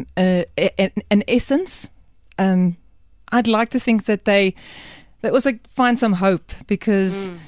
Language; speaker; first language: English; non-native, local second language; Afrikaans